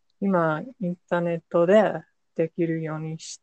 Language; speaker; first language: Japanese; non-native, learner; English